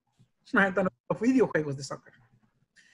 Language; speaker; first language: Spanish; early bilingual, heritage; Spanish